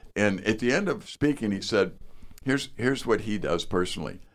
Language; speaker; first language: English; native; English